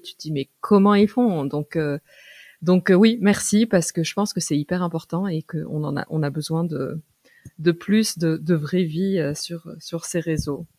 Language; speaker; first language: French; native; French